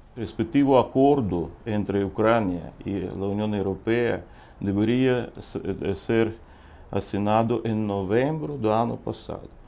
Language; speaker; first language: Portuguese; non-native, fluent; Ukrainian